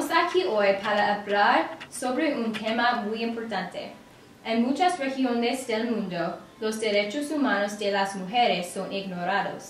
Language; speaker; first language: Spanish; non-native, learner; English